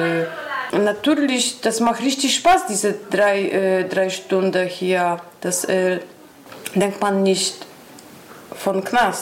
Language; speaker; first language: German; non-native, learner; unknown